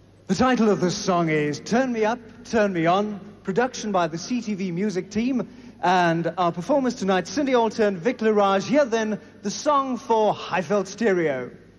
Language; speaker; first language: English; non-native, local second language; Afrikaans